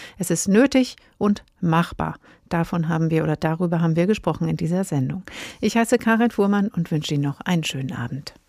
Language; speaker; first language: German; native; German